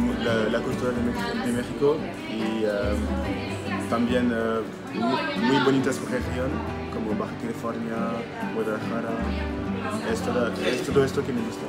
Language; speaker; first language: Spanish; non-native, learner; French